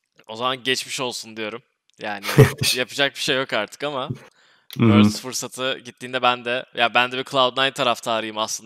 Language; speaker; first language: Turkish; native; Turkish